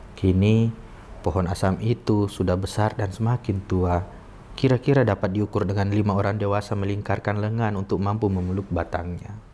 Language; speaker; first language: Indonesian; non-native, local second language; Buginese